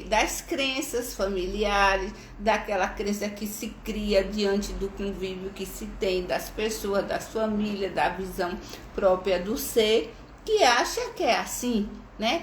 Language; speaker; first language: Portuguese; native; Portuguese